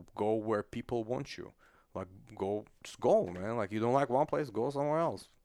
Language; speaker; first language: English; non-native, fluent; Russian